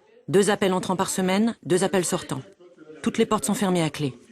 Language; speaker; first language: French; native; French